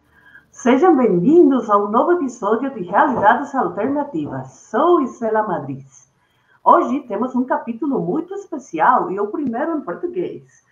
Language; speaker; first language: Portuguese; non-native, fluent; Spanish